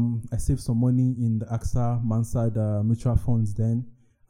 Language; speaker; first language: English; non-native, local second language; Yoruba